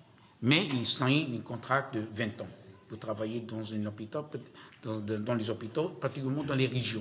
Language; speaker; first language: French; non-native, learner; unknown